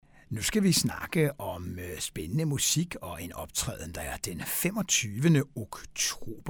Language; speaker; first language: Danish; native; Danish